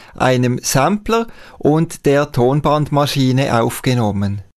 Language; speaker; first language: German; native; German